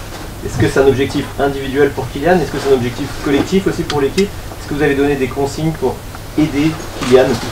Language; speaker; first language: French; native; French